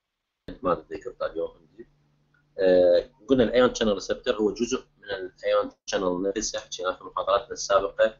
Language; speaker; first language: Arabic; native; Arabic